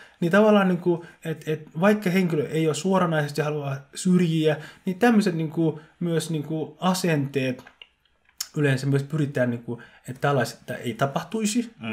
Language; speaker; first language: Finnish; early bilingual, other home language; Somali